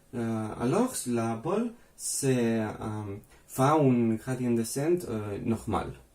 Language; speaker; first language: French; non-native, fluent; Spanish